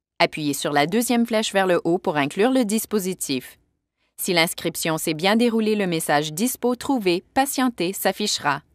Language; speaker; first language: French; native; French